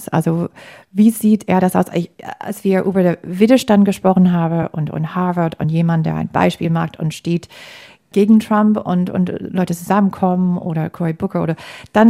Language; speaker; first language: German; non-native, fluent; English